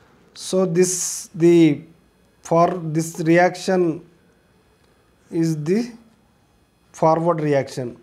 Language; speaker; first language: English; non-native, local second language; Telugu